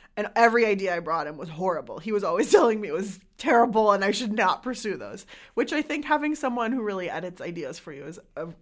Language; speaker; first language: English; native; English